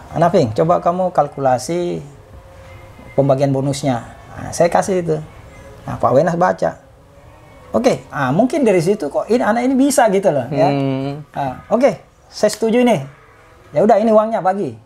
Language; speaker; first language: Indonesian; native; Indonesian